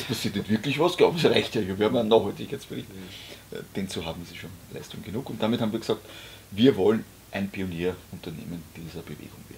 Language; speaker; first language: German; native; German